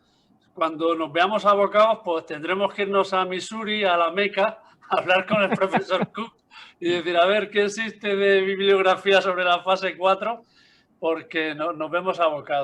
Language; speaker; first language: Spanish; native; Spanish